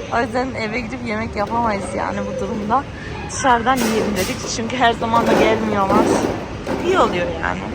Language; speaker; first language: Turkish; early bilingual, other home language; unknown